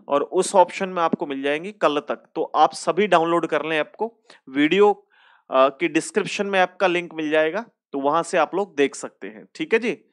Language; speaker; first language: Hindi; native; Hindi